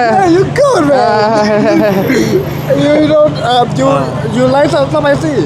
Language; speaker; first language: English; non-native, learner; Thai